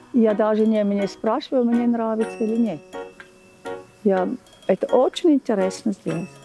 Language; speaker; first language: Russian; non-native, learner; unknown